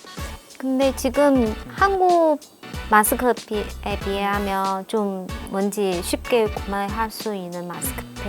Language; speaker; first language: Korean; non-native, fluent; Chinese